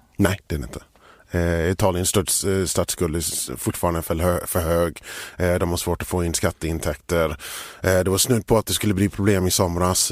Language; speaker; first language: Swedish; early bilingual, other home language; English